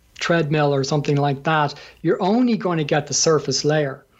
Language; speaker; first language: English; native; English